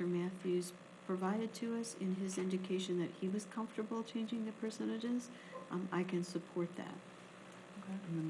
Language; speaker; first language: English; native; English